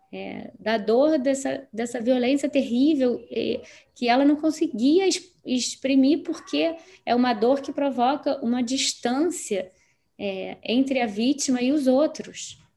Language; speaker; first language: Portuguese; native; Portuguese